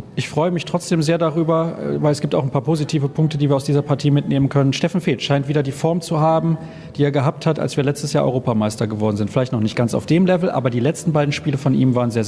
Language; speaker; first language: German; native; German